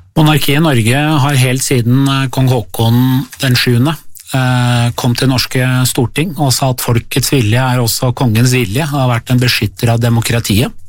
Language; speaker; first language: Norwegian; early bilingual, other home language; Persian